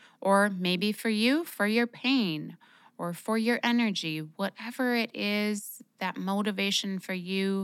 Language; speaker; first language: English; native; English